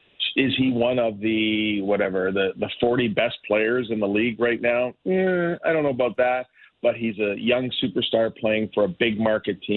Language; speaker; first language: English; native; English